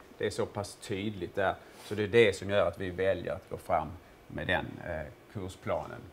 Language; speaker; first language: Swedish; native; Swedish